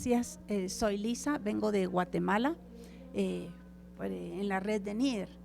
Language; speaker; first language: Spanish; native; Spanish